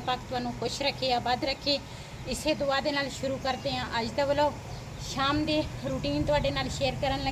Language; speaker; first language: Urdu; non-native, local second language; Punjabi